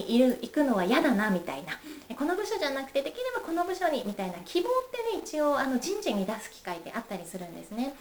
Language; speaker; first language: Japanese; native; Japanese